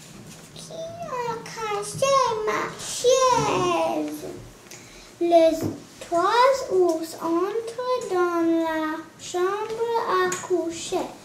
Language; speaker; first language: French; non-native, learner; English